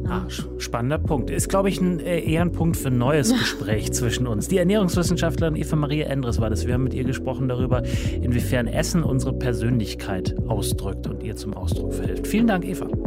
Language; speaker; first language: German; native; German